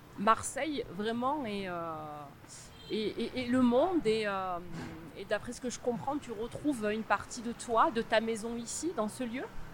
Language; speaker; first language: French; native; French